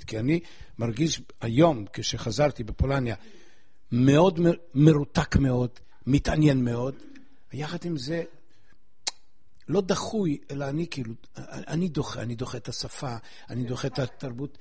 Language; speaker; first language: Hebrew; non-native, fluent; Polish